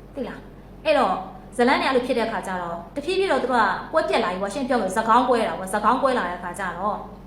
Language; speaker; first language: Burmese; native; Burmese